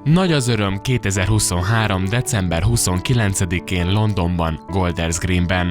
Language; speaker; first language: Hungarian; native; Hungarian